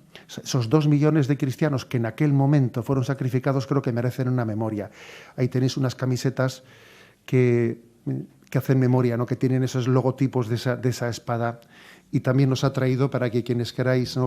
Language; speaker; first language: Spanish; native; Spanish